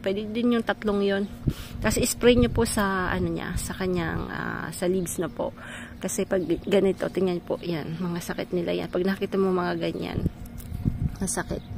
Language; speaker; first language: Filipino; native; Filipino